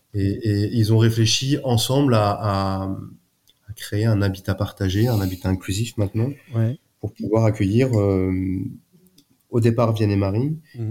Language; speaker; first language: French; native; French